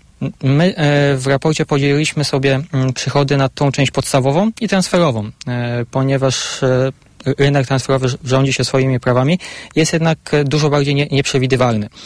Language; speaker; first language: Polish; native; Polish